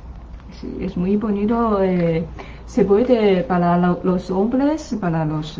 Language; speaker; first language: Spanish; non-native, learner; Chinese